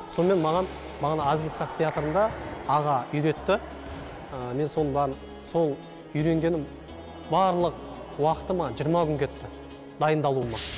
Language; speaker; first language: Kazakh; non-native, local second language; Russian